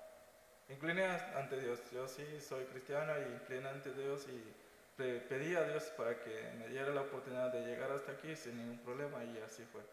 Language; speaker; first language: Spanish; non-native, local second language; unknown